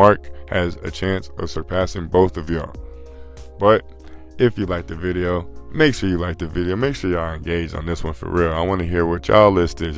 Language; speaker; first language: English; native; English